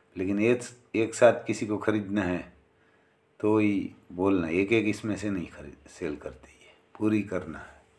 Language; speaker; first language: Hindi; non-native, local second language; Gujarati